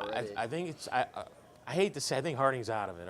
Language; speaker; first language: English; native; English